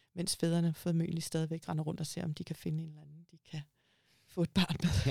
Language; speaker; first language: Danish; native; Danish